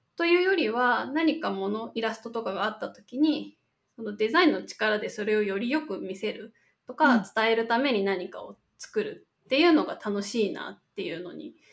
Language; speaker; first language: Japanese; native; Japanese